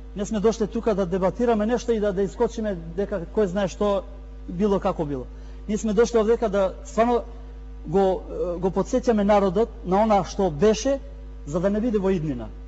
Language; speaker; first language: Macedonian; non-native, local second language; Albanian